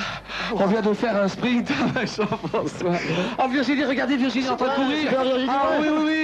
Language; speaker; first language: French; native; French